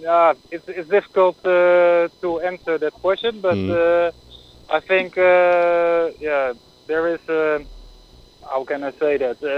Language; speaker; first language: English; non-native, fluent; Dutch